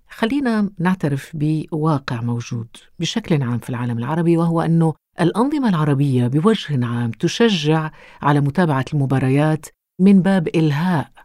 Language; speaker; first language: Arabic; native; Arabic